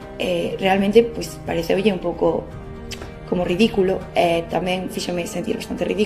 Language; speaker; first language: Galician; non-native, local second language; Spanish